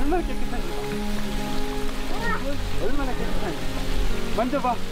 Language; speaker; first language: Korean; native; Korean